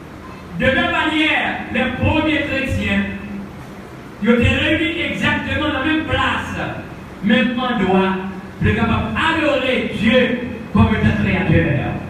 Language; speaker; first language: French; non-native, local second language; Haitian Creole